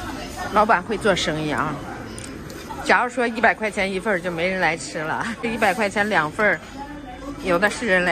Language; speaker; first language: Chinese; native; Chinese